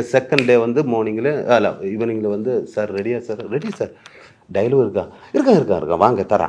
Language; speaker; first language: Tamil; non-native, learner; Malayalam